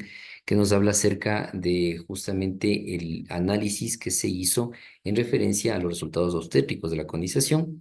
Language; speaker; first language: Spanish; native; Spanish